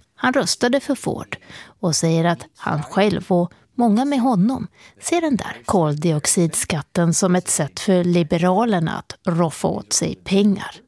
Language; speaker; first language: Swedish; native; Swedish